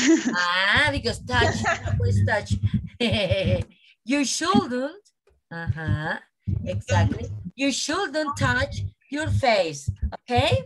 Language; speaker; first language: English; non-native, learner; Spanish